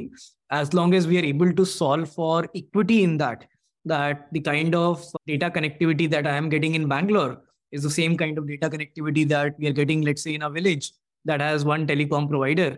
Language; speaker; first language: English; non-native, local second language; Hindi